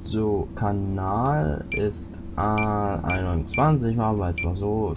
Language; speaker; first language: German; native; German